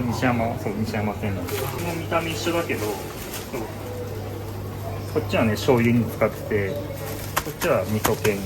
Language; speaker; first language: Japanese; native; Japanese